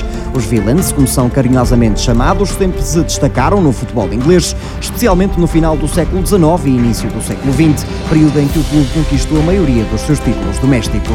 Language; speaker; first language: Portuguese; native; Portuguese